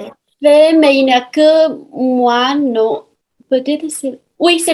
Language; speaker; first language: French; non-native, fluent; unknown